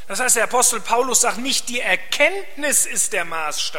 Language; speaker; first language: German; native; German